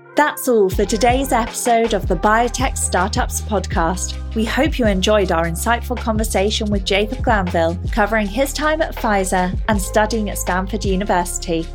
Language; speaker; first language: English; early bilingual, other home language; Spanish